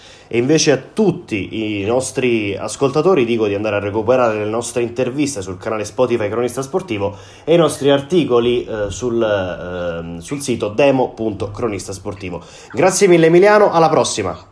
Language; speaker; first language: Italian; native; Italian